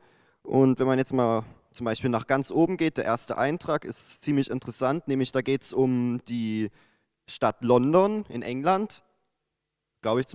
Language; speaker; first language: German; native; German